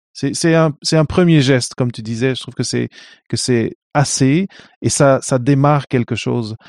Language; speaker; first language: French; non-native, fluent; Portuguese